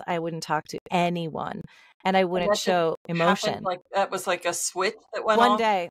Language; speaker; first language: English; native; English